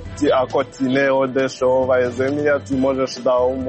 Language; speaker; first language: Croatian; non-native, learner; Rundi